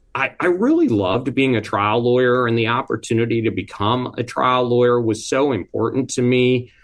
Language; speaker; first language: English; early bilingual, other home language; Hindi